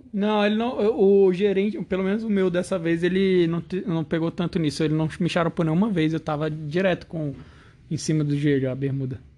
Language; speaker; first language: Portuguese; native; Portuguese